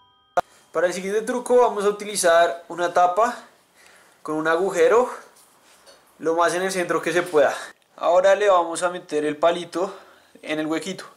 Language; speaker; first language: Spanish; native; Spanish